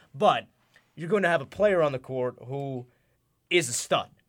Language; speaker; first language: English; native; English